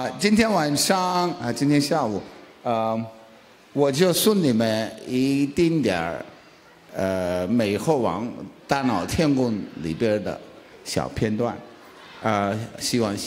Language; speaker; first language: Chinese; non-native, fluent; English